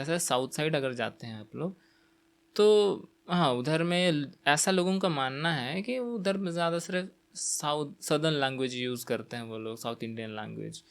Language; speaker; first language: Hindi; non-native, local second language; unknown